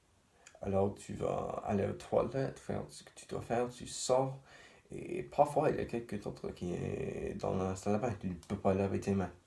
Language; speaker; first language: French; non-native, learner; English